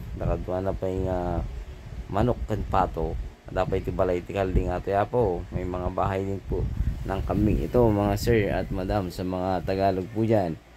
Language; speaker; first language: Filipino; non-native, local second language; Iloko